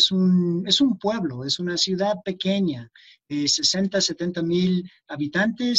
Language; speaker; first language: Spanish; non-native, fluent; English